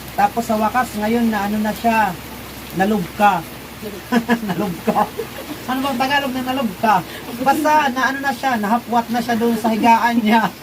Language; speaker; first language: Filipino; non-native, local second language; Waray